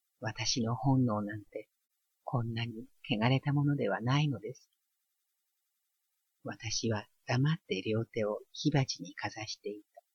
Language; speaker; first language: Japanese; native; Japanese